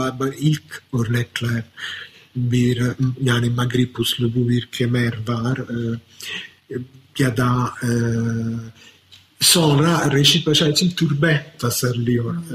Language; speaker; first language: Turkish; non-native, fluent; Italian